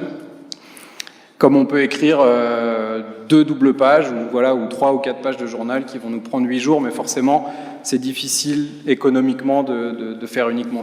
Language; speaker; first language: French; native; French